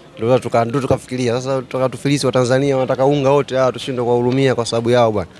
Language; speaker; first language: Swahili; native; Swahili